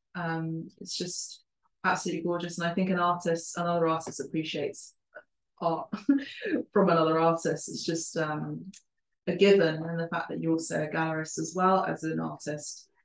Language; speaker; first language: English; early bilingual, other home language; Spanish